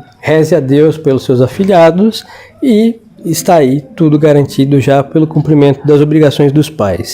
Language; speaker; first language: Portuguese; non-native, fluent; Spanish